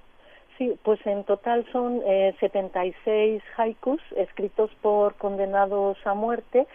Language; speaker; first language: Spanish; native; Spanish